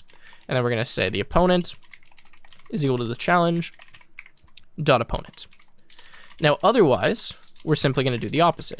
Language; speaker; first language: English; native; English